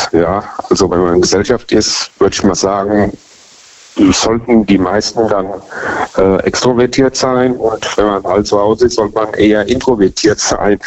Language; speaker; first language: German; native; German